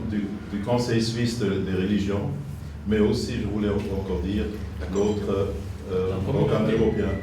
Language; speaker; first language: French; non-native, fluent; German